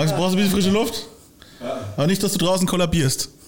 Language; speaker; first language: German; native; German